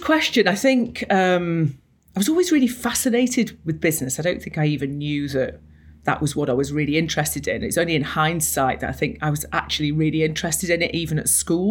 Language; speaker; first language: English; native; English